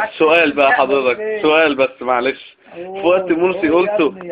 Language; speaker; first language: Arabic; native; Arabic